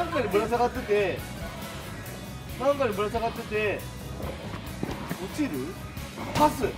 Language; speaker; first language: Japanese; native; Japanese